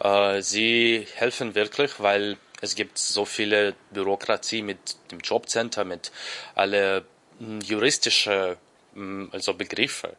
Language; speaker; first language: German; non-native, learner; Ukrainian